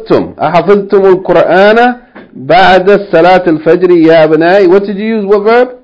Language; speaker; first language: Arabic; non-native, fluent; English